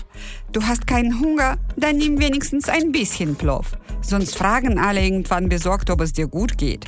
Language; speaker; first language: German; non-native, fluent; Uzbek